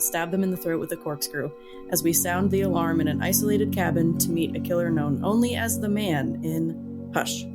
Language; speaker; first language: English; native; English